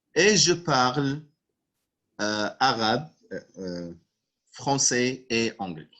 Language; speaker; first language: French; non-native, local second language; Arabic